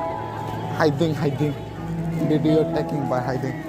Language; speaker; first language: Hindi; non-native, local second language; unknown